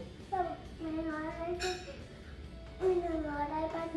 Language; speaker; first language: Vietnamese; early bilingual, heritage; Vietnamese